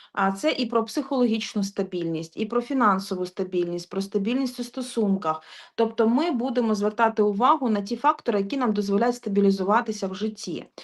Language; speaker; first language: Ukrainian; non-native, local second language; Russian